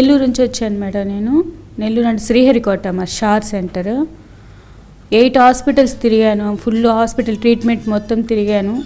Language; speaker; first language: Telugu; native; Telugu